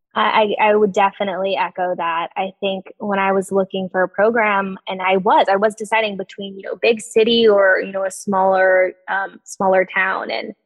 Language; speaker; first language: English; native; English